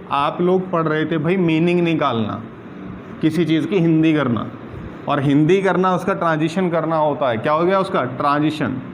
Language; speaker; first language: Hindi; non-native, local second language; Punjabi